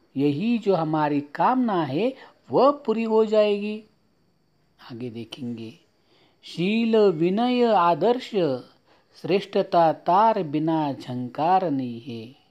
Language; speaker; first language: Hindi; non-native, local second language; Marathi